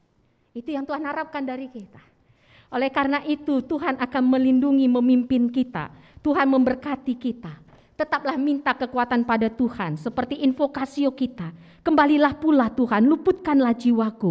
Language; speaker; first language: Indonesian; native; Indonesian